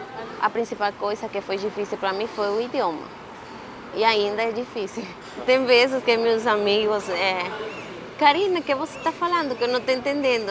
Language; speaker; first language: Portuguese; non-native, learner; Spanish